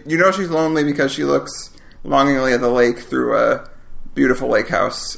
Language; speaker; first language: English; native; English